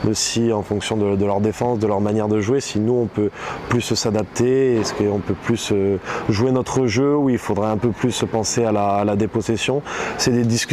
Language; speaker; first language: French; native; French